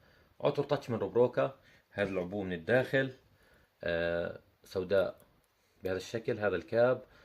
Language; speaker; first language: Arabic; native; Arabic